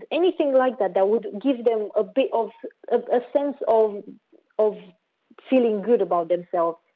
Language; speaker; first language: English; non-native, fluent; Romanian